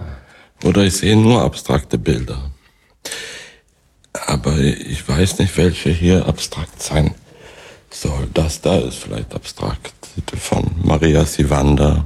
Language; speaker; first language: German; non-native, fluent; Swedish